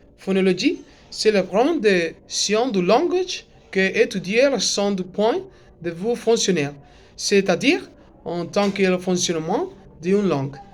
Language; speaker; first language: French; non-native, learner; Spanish